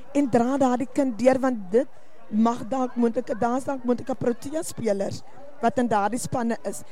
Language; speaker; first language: Afrikaans; native; Afrikaans